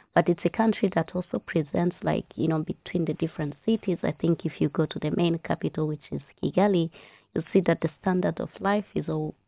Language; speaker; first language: English; non-native, local second language; Kinyarwanda